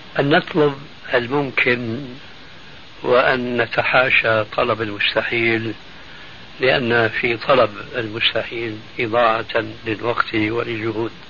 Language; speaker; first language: Arabic; early bilingual, other home language; Albanian